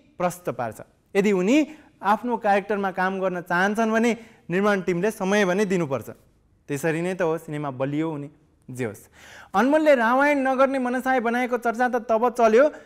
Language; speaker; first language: Nepali; native; Nepali